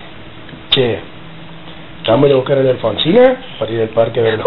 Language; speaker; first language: Spanish; native; Spanish